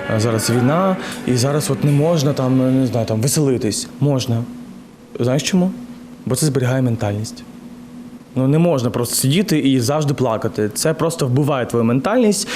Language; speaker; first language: Ukrainian; native; Ukrainian